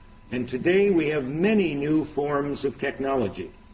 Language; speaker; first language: English; native; English